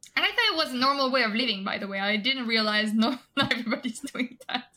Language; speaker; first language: English; non-native, fluent; French